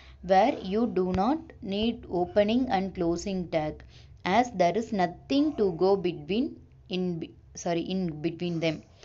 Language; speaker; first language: English; non-native, local second language; Tamil